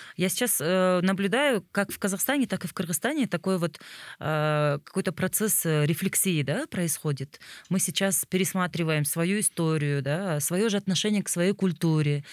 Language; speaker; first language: Russian; native; Russian